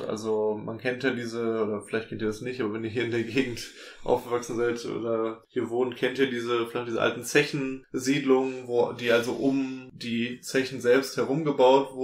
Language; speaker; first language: German; native; German